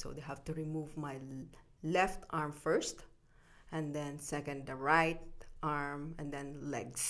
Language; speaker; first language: English; non-native, local second language; Filipino